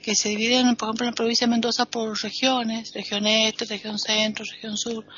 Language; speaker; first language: Spanish; native; Spanish